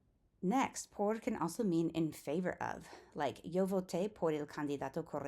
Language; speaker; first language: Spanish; non-native, fluent; English